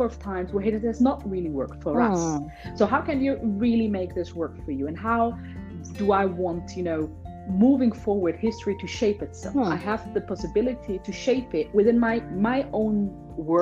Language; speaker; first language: English; non-native, fluent; German